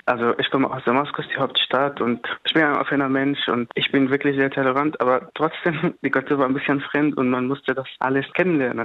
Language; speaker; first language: German; non-native, fluent; Arabic